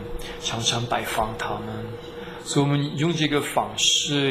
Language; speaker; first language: Chinese; non-native, fluent; French